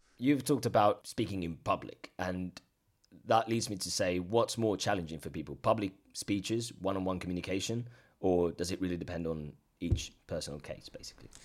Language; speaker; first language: English; non-native, fluent; Spanish